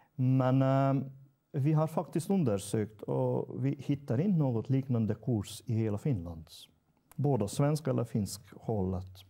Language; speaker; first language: Swedish; non-native, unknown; Hungarian